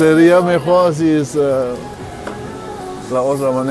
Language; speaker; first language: Spanish; non-native, learner; German